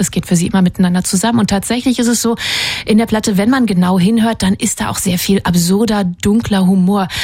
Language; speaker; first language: German; native; German